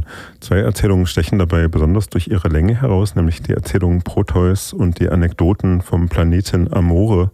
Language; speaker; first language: German; native; German